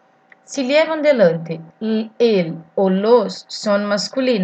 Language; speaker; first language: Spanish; non-native, fluent; Portuguese